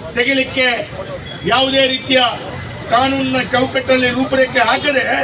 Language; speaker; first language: Kannada; native; Kannada